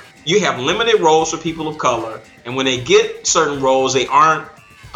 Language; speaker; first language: English; native; English